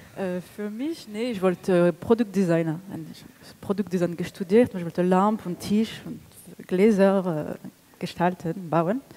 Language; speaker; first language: German; non-native, learner; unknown